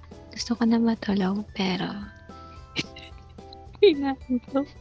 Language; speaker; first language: Filipino; non-native, local second language; Cebuano